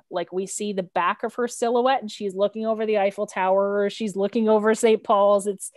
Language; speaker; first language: English; native; English